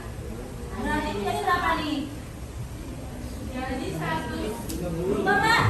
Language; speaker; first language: Indonesian; native; Indonesian